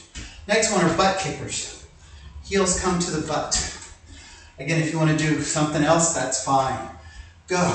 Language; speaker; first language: English; native; English